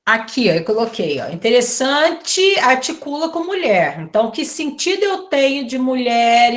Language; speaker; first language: Portuguese; native; Portuguese